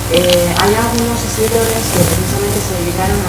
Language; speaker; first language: Spanish; native; Spanish